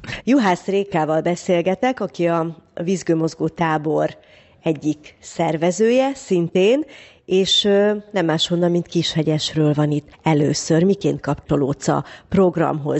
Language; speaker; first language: Hungarian; native; Hungarian